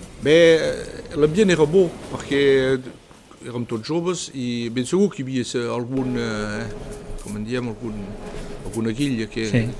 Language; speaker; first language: Catalan; early bilingual, heritage; Catalan